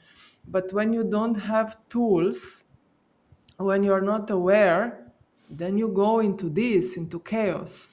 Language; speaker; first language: English; non-native, fluent; Slovenian